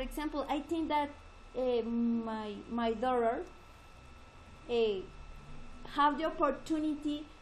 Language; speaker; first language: English; non-native, learner; Spanish